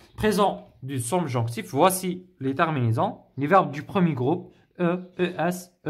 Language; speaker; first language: French; non-native, local second language; Arabic